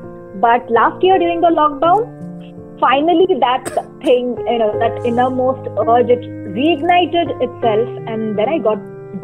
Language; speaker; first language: English; non-native, local second language; Bangla